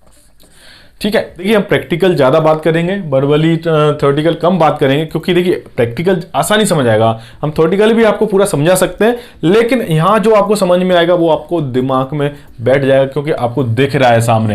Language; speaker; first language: Hindi; native; Hindi